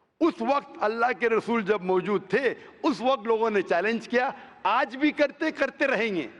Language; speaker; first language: Hindi; non-native, local second language; Konkani